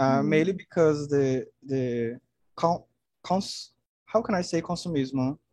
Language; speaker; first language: English; non-native, learner; Portuguese